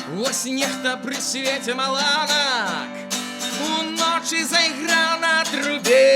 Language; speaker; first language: Belarusian; non-native, local second language; Russian